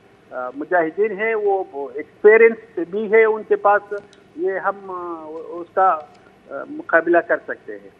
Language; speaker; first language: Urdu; non-native, fluent; Pashto